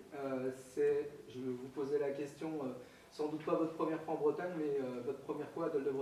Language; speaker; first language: French; native; French